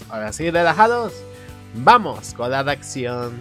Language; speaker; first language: Spanish; native; Spanish